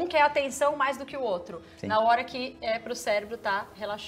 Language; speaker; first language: Portuguese; native; Portuguese